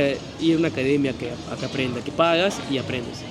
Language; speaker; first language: Spanish; native; Spanish